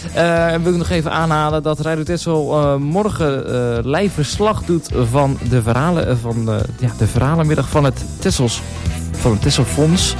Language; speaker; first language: Dutch; native; Dutch